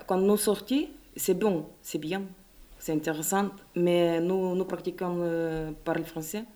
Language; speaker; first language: French; non-native, learner; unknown